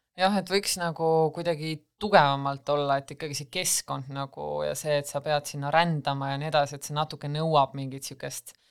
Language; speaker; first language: Estonian; native; Estonian